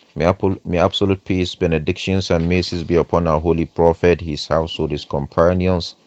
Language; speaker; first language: English; non-native, local second language; Hausa